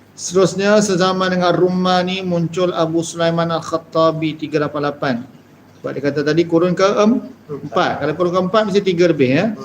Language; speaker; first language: Malay; native; Malay